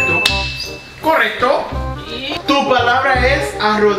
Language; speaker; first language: Spanish; early bilingual, heritage; Spanish